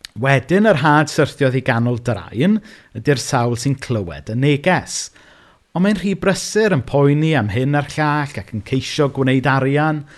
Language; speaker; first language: Welsh; native; Welsh